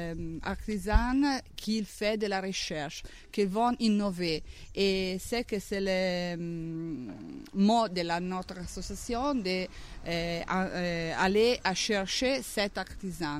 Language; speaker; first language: French; non-native, learner; Italian